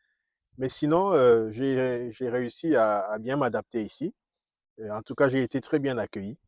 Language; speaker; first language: French; non-native, local second language; Kongo